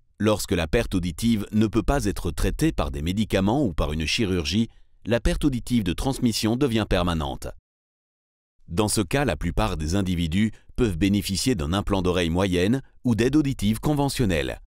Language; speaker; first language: French; native; French